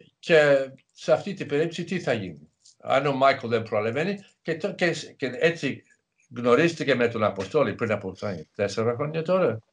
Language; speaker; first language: Greek; non-native, fluent; English